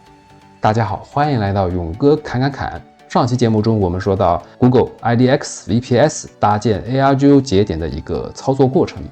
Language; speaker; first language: Chinese; native; Chinese